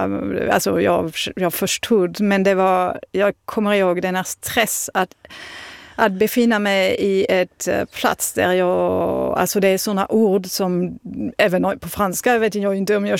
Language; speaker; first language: Swedish; non-native, fluent; French